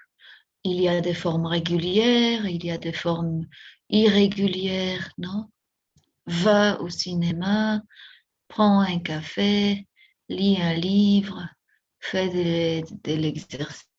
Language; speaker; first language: French; non-native, fluent; Spanish